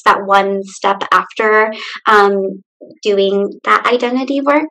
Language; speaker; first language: English; early bilingual, other home language; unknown